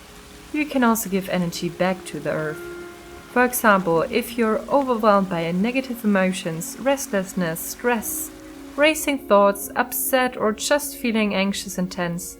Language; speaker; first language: English; non-native, fluent; German